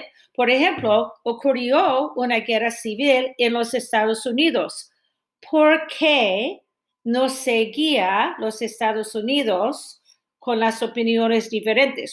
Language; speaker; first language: Spanish; non-native, fluent; English